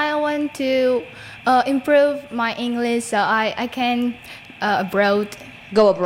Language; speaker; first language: English; non-native, learner; Indonesian